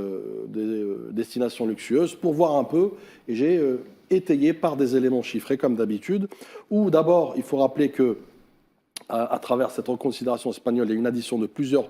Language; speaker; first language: French; non-native, local second language; Arabic